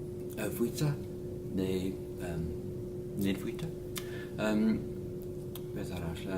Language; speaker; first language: Welsh; non-native, learner; English